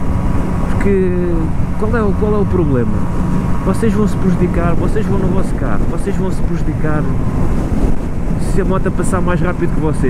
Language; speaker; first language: Portuguese; native; Portuguese